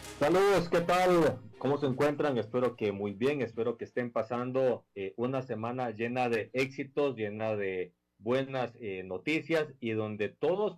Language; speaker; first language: Spanish; native; Spanish